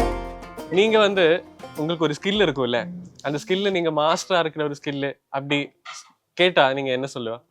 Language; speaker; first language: Tamil; non-native, fluent; Malayalam